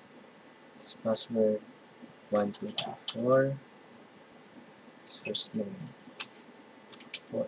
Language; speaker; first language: Filipino; native; Filipino